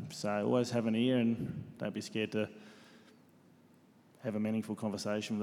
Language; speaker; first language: English; native; English